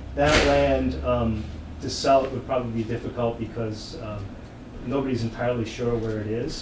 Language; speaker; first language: English; native; English